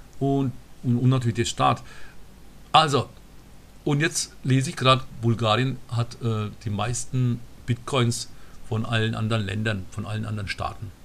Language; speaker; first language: German; early bilingual, other home language; Turkish